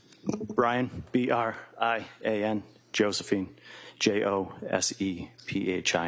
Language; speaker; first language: English; native; English